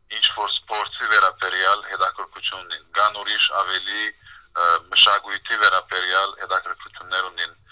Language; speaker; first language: Armenian; early bilingual, heritage; Armenian